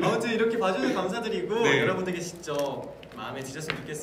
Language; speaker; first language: Korean; native; Korean